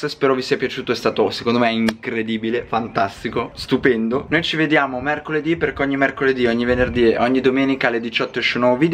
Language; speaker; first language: Italian; native; Italian